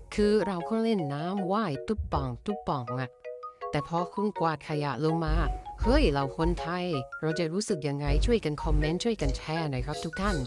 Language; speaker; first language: Thai; native; Thai